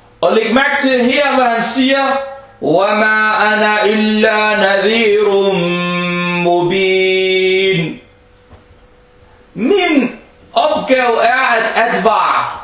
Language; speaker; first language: Danish; non-native, fluent; Arabic